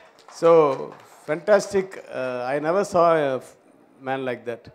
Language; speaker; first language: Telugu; non-native, fluent; Tamil